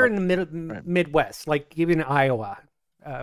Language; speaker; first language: English; native; English